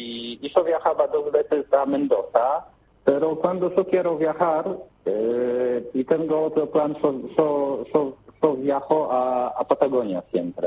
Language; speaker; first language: Spanish; non-native, learner; Polish